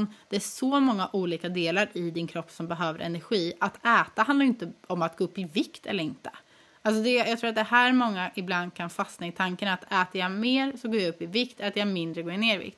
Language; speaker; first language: Swedish; native; Swedish